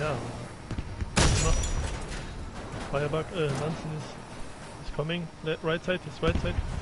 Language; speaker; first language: English; non-native, learner; German